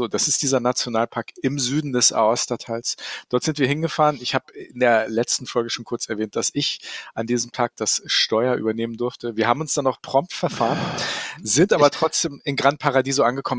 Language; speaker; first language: German; native; German